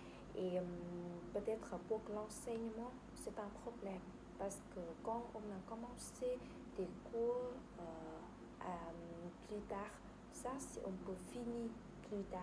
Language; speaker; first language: French; non-native, learner; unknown